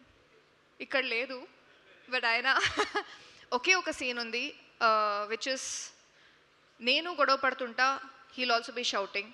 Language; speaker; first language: Telugu; non-native, local second language; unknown